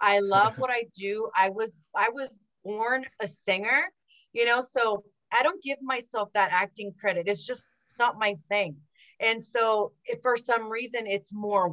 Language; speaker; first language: English; early bilingual, other home language; Spanish